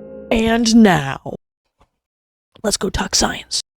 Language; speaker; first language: English; native; English